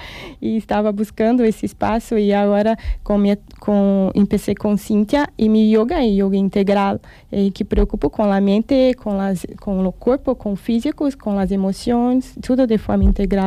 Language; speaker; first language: Spanish; non-native, learner; Portuguese